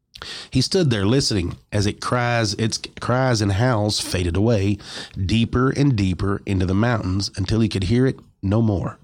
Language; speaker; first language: English; native; English